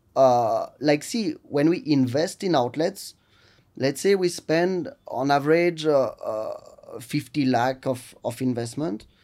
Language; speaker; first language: English; non-native, fluent; French